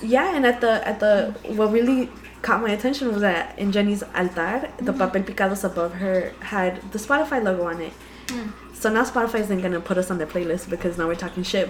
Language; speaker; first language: English; early bilingual, other home language; Spanish